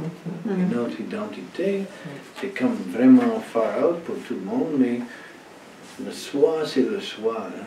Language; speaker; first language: French; non-native, learner; English